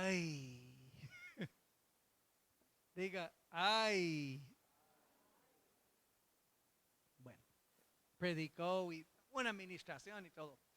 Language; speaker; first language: Spanish; non-native, fluent; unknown